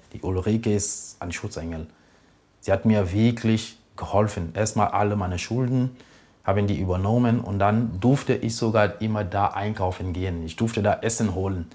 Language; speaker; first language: German; non-native, fluent; French